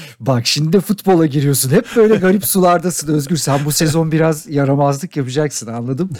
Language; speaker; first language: Turkish; native; Turkish